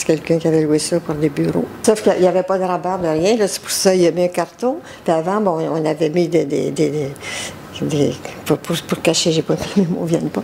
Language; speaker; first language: French; native; French